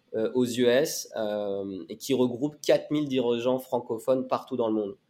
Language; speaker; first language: French; native; French